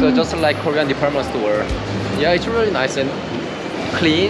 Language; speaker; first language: English; non-native, fluent; Korean